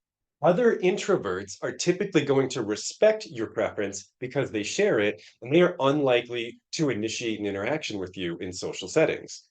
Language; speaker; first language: English; native; English